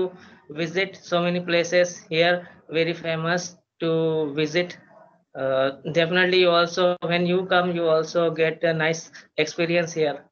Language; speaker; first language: English; non-native, learner; Hindi